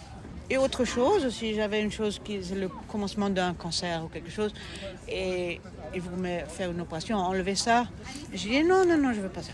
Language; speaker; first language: French; non-native, fluent; German